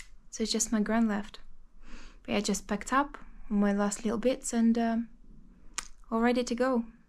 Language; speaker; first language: English; non-native, fluent; Russian